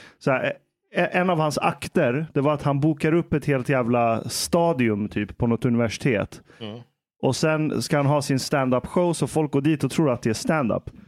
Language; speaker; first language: Swedish; early bilingual, other home language; Persian